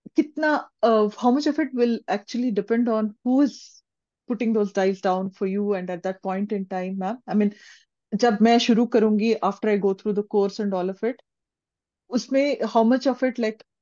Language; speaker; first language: Hindi; non-native, local second language; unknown